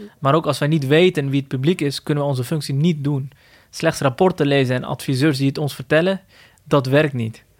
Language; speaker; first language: Dutch; early bilingual, other home language; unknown